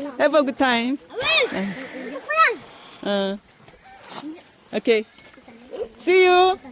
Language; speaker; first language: English; non-native, learner; Korean